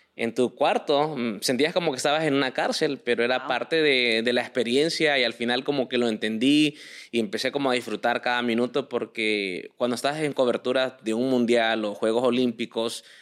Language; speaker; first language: Spanish; early bilingual, heritage; Spanish